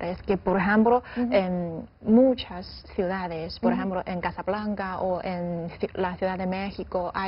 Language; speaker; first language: Spanish; non-native, fluent; Chinese